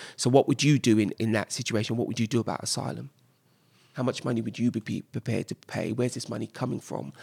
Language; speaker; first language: English; native; English